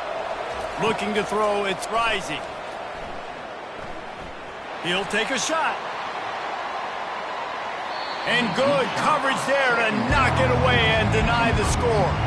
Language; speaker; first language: English; native; English